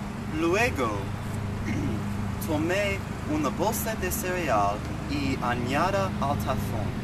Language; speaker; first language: Spanish; non-native, learner; English